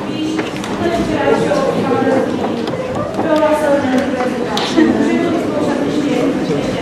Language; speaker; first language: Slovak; non-native, learner; Czech